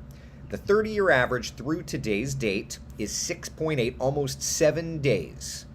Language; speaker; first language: English; native; English